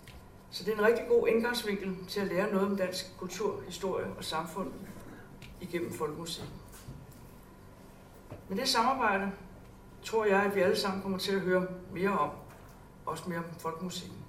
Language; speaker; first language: Danish; native; Danish